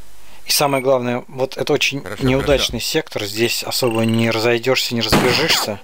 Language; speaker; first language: Russian; native; Russian